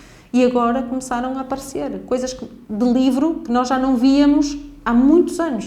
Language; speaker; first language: Portuguese; native; Portuguese